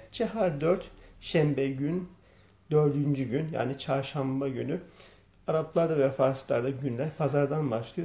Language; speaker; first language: Turkish; native; Turkish